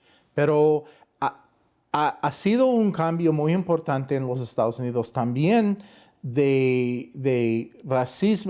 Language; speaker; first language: Spanish; non-native, fluent; English